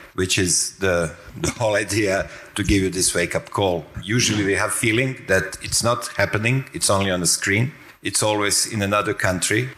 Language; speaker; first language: English; non-native, fluent; Croatian